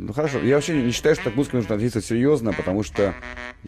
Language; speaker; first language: Russian; native; Russian